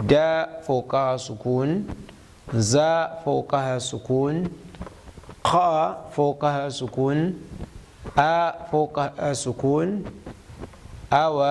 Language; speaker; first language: Arabic; non-native, fluent; Hausa